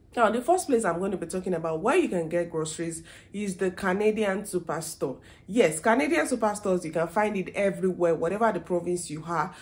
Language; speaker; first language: English; non-native, local second language; Yoruba